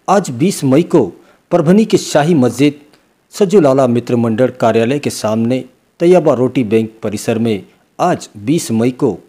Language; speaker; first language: Hindi; non-native, local second language; Urdu